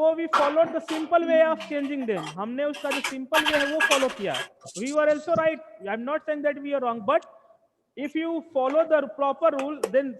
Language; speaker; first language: English; non-native, local second language; Hindi